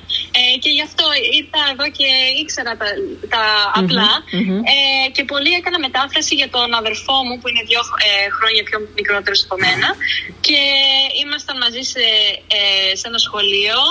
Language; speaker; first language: Greek; early bilingual, other home language; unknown